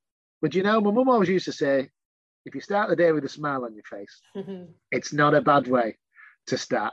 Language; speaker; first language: English; native; English